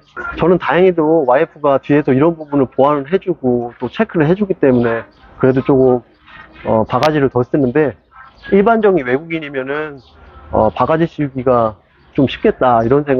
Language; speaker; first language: Korean; native; Korean